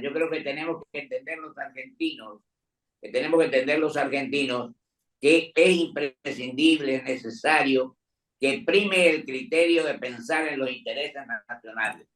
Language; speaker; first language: Spanish; native; Spanish